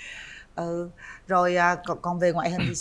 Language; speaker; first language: Vietnamese; native; Vietnamese